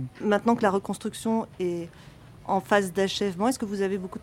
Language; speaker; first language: French; native; French